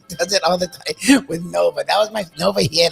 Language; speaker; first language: English; native; English